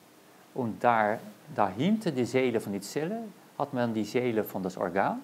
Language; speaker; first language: German; non-native, learner; Dutch